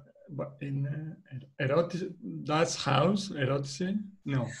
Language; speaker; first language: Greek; non-native, learner; Spanish